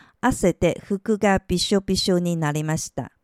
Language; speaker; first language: Japanese; non-native, fluent; Chinese